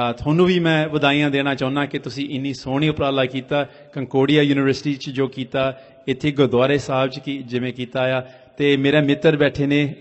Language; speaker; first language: Punjabi; early bilingual, heritage; Punjabi